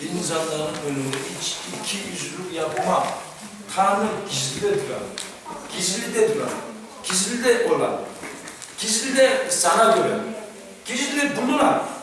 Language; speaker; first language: Turkish; non-native, fluent; Korean